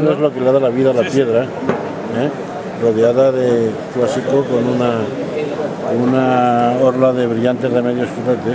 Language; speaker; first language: Spanish; native; Spanish